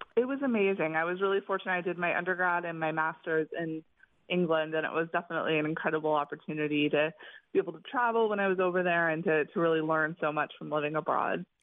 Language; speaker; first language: English; native; English